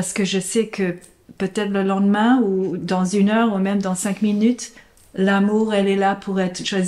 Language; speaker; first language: French; non-native, fluent; English